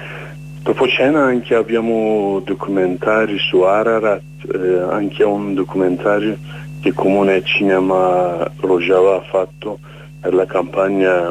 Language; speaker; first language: Italian; non-native, learner; Kurdish